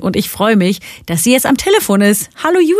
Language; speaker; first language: German; native; German